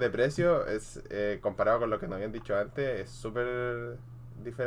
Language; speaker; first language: Spanish; native; Spanish